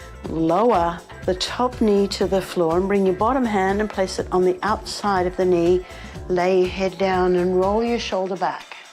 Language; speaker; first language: English; native; English